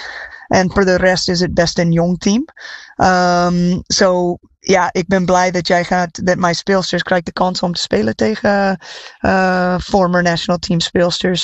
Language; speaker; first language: Dutch; non-native, fluent; English